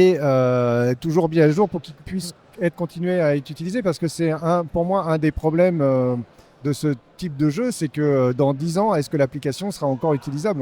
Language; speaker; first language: French; native; French